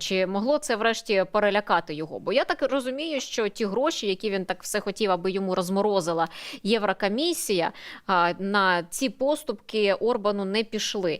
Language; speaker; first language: Ukrainian; native; Ukrainian